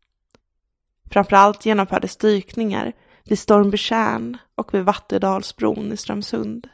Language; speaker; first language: Swedish; native; Swedish